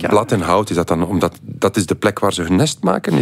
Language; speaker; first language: Dutch; native; Dutch